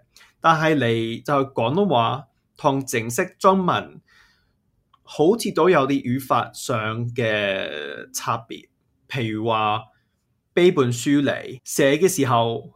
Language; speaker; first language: Chinese; non-native, fluent; English